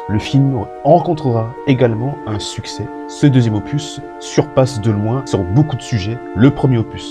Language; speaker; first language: French; native; French